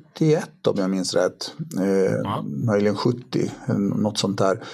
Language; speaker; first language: Swedish; early bilingual, other home language; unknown